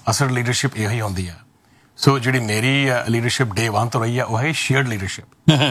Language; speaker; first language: Punjabi; early bilingual, heritage; Punjabi